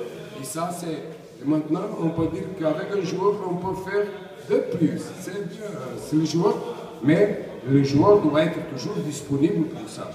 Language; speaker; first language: French; non-native, learner; Portuguese